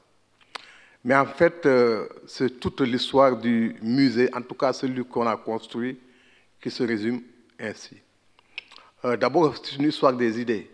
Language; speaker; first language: French; non-native, local second language; Wolof